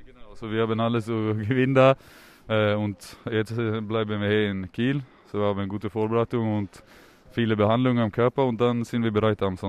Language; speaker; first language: German; non-native, learner; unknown